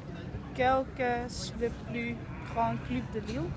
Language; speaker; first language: French; non-native, learner; Dutch